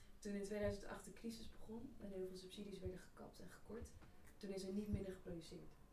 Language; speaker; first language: Dutch; native; Dutch